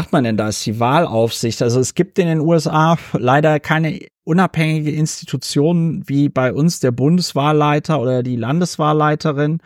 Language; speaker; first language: German; native; German